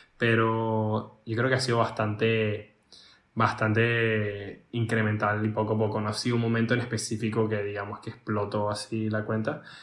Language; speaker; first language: Spanish; native; Spanish